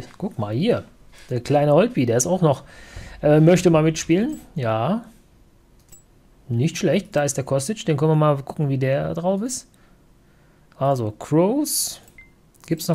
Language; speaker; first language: German; native; German